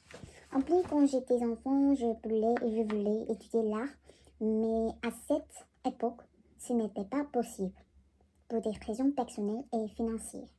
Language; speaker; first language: French; non-native, learner; Korean